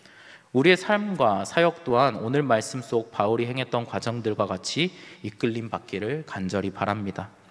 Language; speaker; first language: Korean; native; Korean